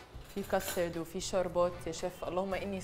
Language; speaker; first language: Arabic; native; Arabic